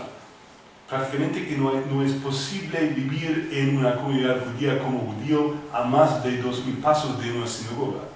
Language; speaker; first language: Spanish; non-native, fluent; English